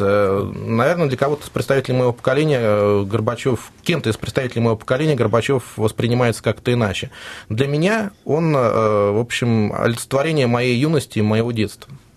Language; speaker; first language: Russian; native; Russian